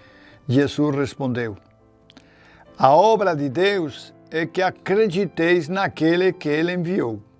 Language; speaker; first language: Portuguese; non-native, fluent; Spanish